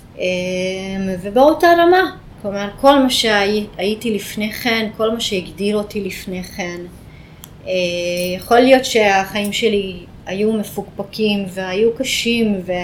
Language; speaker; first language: Hebrew; non-native, fluent; Hungarian